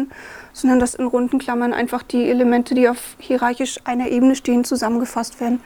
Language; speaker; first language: German; native; German